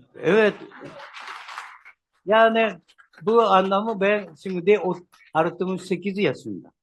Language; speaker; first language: Turkish; non-native, learner; Japanese